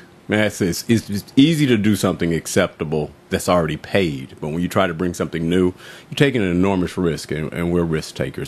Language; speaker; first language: English; native; English